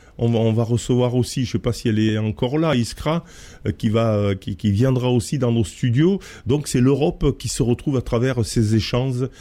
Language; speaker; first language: French; native; French